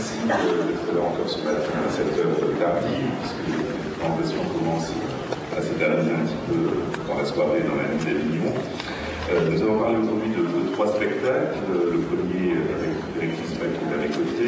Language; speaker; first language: French; native; French